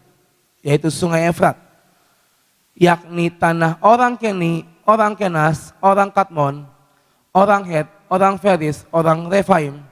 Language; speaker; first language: Indonesian; native; Indonesian